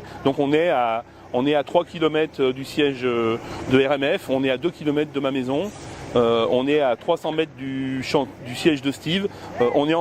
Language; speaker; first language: French; native; French